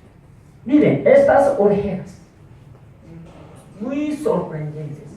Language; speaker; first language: Spanish; non-native, fluent; Korean